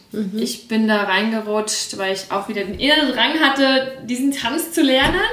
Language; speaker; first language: German; early bilingual, other home language; Russian